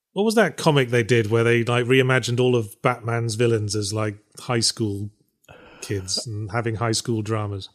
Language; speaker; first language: English; native; English